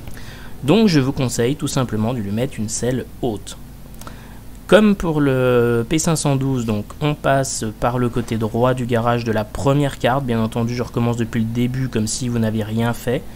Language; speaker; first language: French; native; French